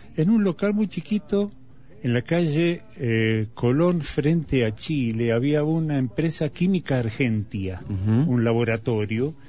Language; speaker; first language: Spanish; native; Spanish